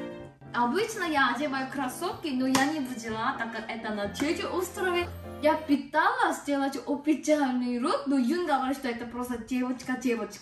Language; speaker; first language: Russian; non-native, fluent; Korean